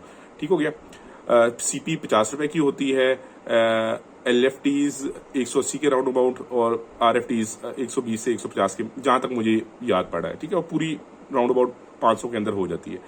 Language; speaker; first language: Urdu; non-native, local second language; Punjabi